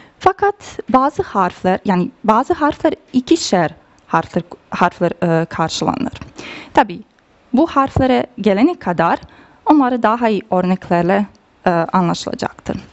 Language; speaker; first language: Turkish; non-native, fluent; Bosnian